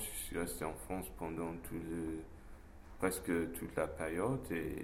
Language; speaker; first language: French; non-native, fluent; English